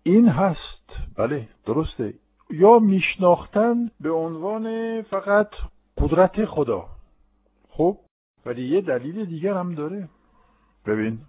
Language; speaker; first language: Persian; non-native, fluent; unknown